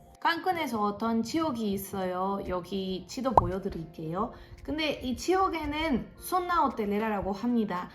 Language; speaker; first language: Korean; non-native, fluent; Spanish